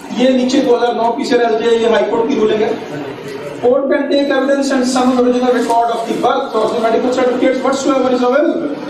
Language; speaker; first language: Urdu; non-native, local second language; Punjabi